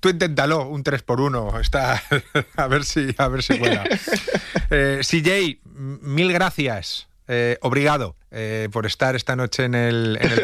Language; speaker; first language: Spanish; native; Spanish